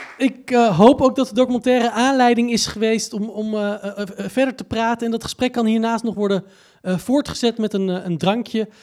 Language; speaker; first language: Dutch; native; Dutch